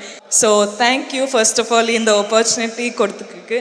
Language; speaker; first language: Tamil; non-native, learner; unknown